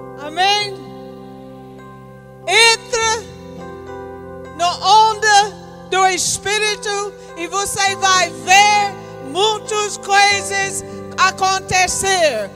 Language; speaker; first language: Portuguese; non-native, learner; English